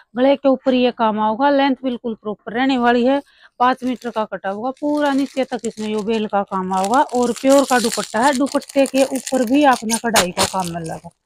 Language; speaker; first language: Hindi; native; Hindi